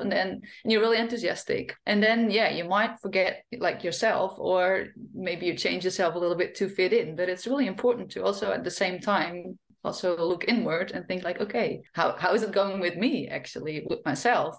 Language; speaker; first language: English; non-native, fluent; Western Frisian